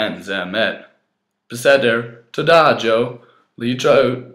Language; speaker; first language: Hebrew; non-native, learner; English